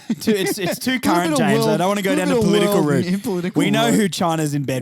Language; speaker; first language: English; native; English